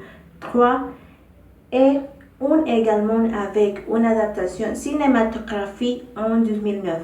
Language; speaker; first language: French; non-native, learner; Spanish